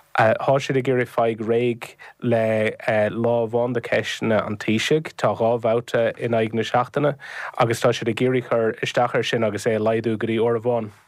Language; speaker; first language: Irish; non-native, local second language; English